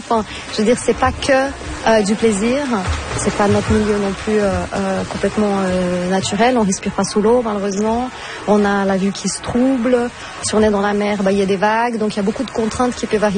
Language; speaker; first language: French; non-native, fluent; Portuguese